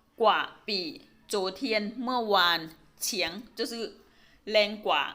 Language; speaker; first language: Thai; native; Thai